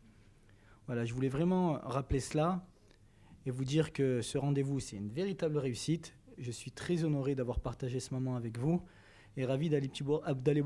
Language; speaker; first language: French; native; French